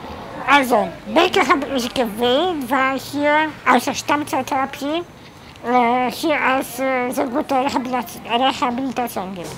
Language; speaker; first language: German; non-native, fluent; Polish